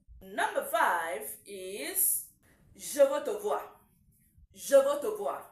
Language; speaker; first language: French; non-native, learner; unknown